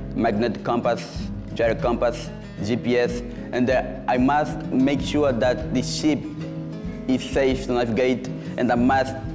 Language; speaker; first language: English; non-native, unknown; Portuguese